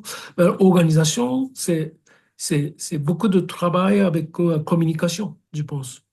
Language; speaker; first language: French; non-native, fluent; Japanese